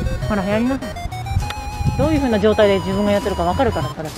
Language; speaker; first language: Japanese; native; Japanese